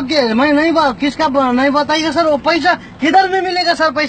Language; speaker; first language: Hindi; non-native, learner; Nepali